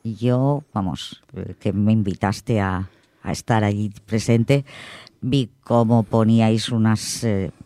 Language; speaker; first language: Spanish; non-native, local second language; Catalan